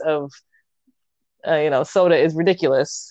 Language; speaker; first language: English; native; English